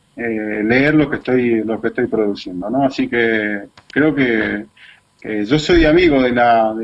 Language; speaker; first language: Spanish; native; Spanish